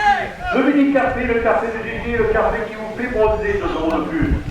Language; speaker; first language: French; native; French